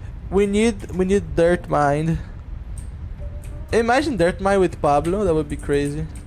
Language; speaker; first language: English; non-native, fluent; Portuguese